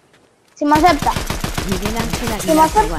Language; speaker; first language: Spanish; native; Spanish